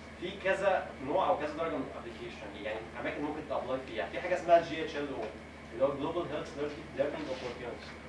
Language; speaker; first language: Arabic; native; Arabic